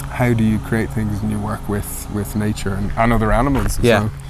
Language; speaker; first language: English; native; English